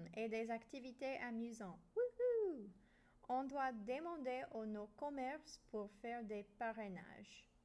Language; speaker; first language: French; non-native, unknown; English